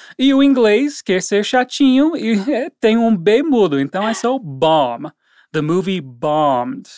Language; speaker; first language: Portuguese; non-native, fluent; English